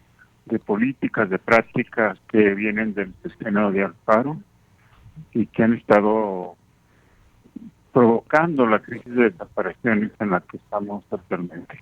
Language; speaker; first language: Spanish; native; Spanish